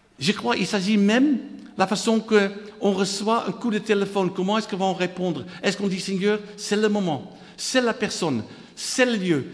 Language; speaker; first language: French; non-native, fluent; Dutch